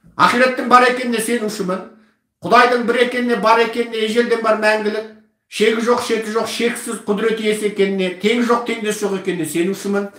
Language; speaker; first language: Kazakh; early bilingual, heritage; Kazakh